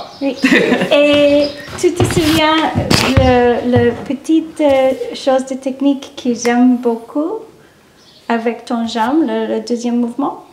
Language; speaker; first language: French; non-native, learner; English